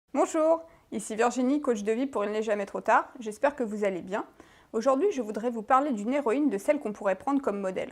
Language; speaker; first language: French; native; French